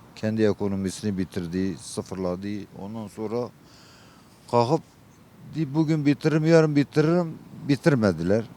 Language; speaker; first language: Turkish; non-native, local second language; Kurdish